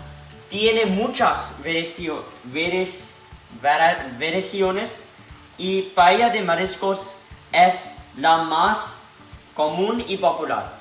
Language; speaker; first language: Spanish; non-native, learner; English